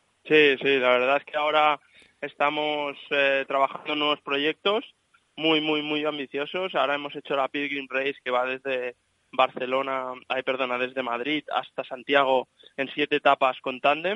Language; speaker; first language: Spanish; native; Spanish